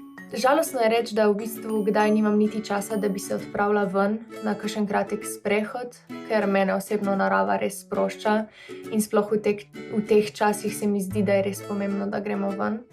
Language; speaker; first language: Slovenian; native; Slovenian